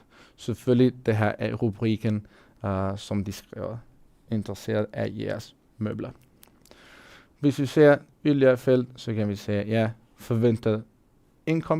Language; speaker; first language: Danish; non-native, fluent; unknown